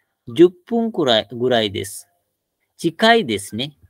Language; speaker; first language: Japanese; non-native, fluent; Sinhala